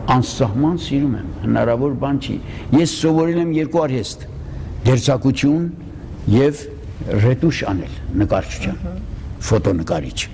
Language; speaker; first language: Armenian; early bilingual, heritage; Armenian